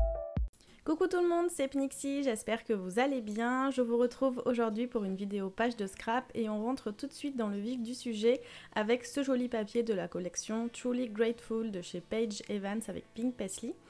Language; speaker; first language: French; native; French